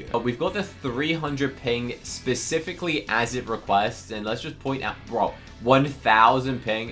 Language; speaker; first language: English; native; English